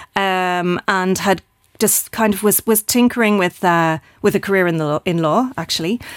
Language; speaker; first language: English; native; English